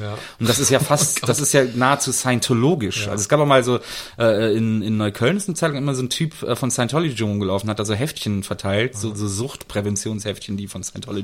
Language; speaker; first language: German; native; German